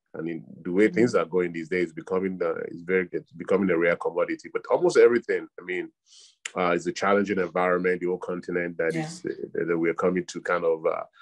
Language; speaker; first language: English; non-native, local second language; Yoruba